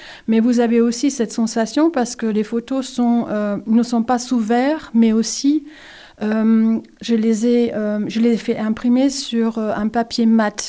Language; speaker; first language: French; non-native, fluent; German